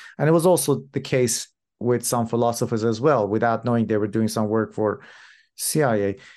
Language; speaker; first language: English; non-native, fluent; Persian